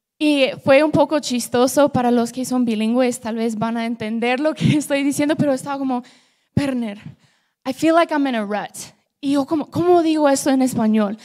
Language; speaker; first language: Spanish; non-native, fluent; English